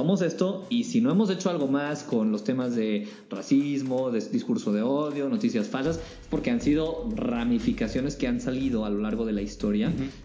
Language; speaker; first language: Spanish; native; Spanish